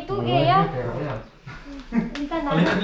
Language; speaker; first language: Korean; non-native, learner; Filipino